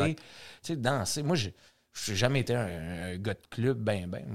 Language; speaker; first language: French; native; French